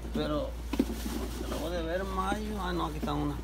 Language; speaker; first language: Spanish; native; Spanish